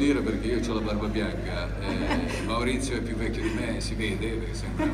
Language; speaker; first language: Italian; native; Italian